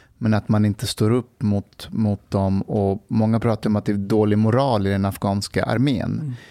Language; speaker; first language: Swedish; early bilingual, other home language; Persian